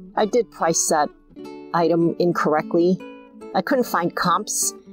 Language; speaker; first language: English; native; English